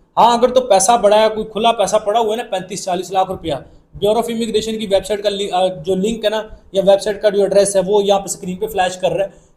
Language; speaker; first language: Urdu; non-native, local second language; Punjabi